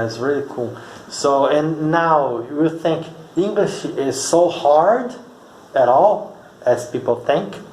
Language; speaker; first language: English; non-native, fluent; Portuguese